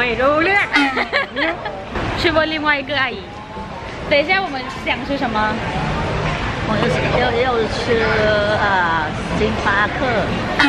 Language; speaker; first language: Chinese; non-native, fluent; Thai